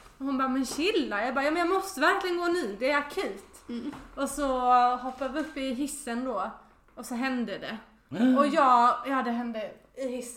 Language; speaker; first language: Swedish; native; Swedish